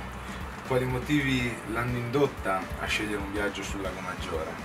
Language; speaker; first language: Italian; native; Italian